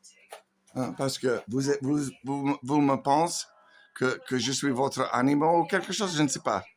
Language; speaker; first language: French; non-native, learner; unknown